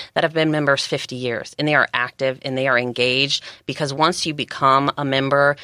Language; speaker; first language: English; native; English